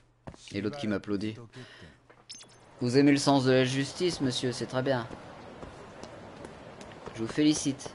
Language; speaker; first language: French; native; French